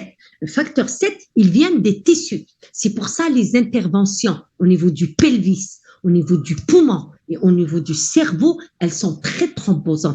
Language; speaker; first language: French; non-native, local second language; Arabic